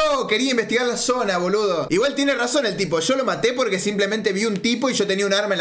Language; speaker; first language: Spanish; native; Spanish